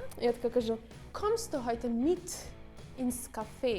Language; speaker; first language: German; non-native, fluent; Ukrainian